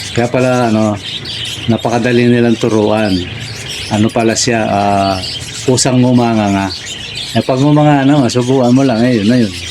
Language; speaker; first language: Filipino; native; Filipino